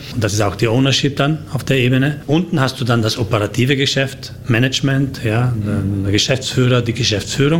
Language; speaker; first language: German; native; German